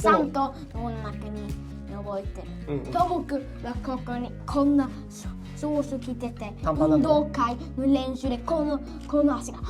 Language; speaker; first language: Japanese; early bilingual, heritage; Japanese